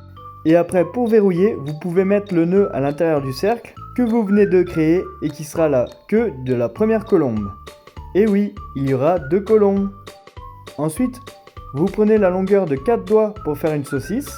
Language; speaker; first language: French; native; French